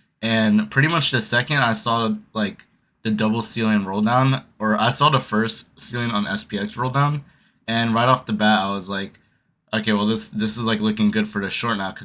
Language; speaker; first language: English; native; English